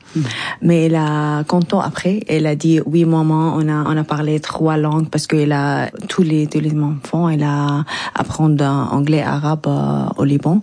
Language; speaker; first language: French; non-native, learner; Arabic